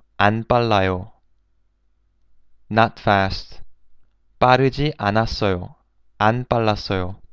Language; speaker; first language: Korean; non-native, fluent; English